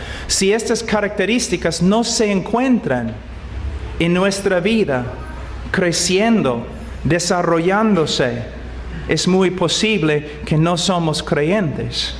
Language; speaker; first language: Spanish; non-native, fluent; English